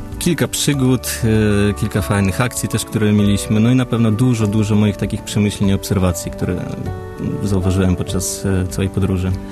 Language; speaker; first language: Polish; early bilingual, other home language; Russian